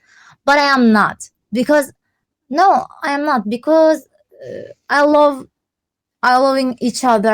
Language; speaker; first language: English; non-native, learner; Turkish